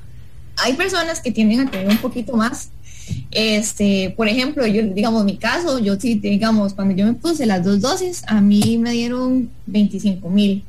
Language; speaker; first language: Spanish; native; Spanish